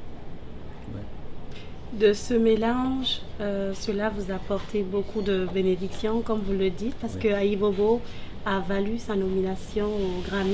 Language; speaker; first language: French; native; French